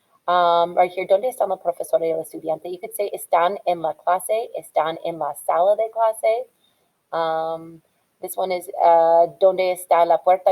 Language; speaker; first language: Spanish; non-native, fluent; English